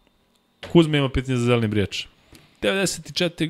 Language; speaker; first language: Serbian; native; Serbian